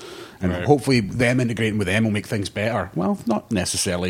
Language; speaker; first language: English; native; English